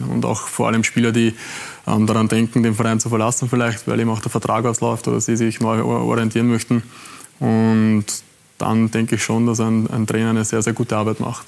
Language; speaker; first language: German; native; German